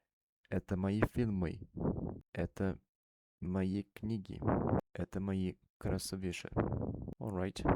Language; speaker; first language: Russian; non-native, learner; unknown